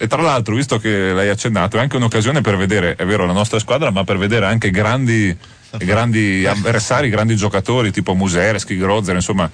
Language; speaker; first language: Italian; native; Italian